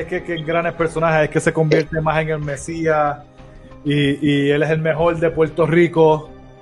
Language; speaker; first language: Spanish; native; Spanish